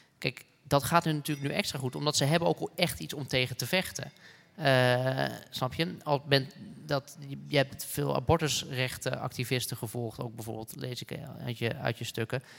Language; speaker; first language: Dutch; native; Dutch